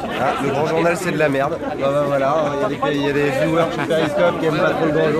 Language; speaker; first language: French; native; French